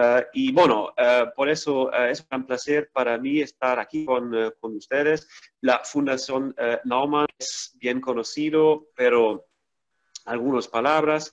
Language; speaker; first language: Spanish; non-native, fluent; German